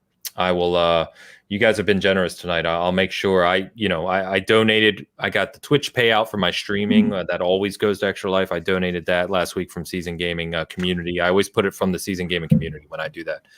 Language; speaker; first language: English; native; English